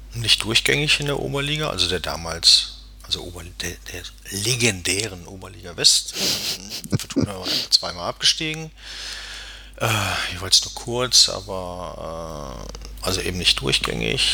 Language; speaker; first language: German; native; German